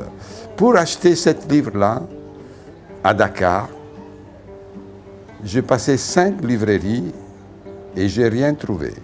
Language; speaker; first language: French; non-native, fluent; Italian